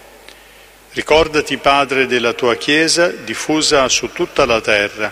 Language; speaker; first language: Italian; native; Italian